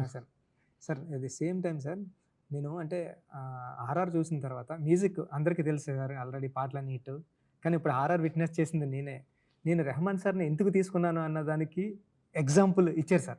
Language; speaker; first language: Telugu; native; Telugu